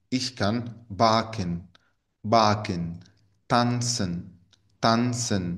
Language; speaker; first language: German; non-native, learner; Arabic